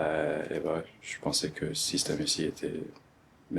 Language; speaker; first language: French; early bilingual, other home language; Arabic